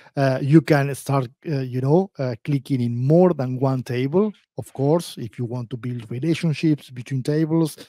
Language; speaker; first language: English; non-native, fluent; Spanish